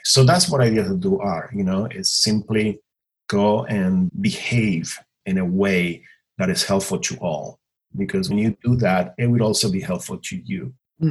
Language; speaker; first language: English; non-native, fluent; Spanish